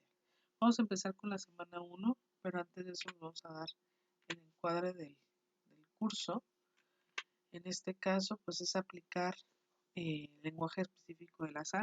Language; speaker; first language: Spanish; native; Spanish